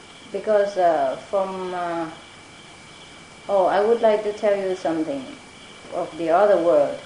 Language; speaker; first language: English; non-native, fluent; Vietnamese